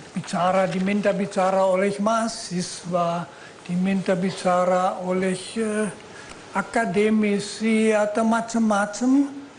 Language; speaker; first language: Indonesian; non-native, fluent; German